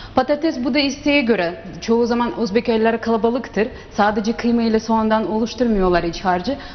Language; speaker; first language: Turkish; non-native, fluent; Uzbek